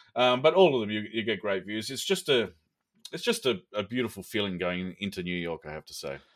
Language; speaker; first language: English; native; English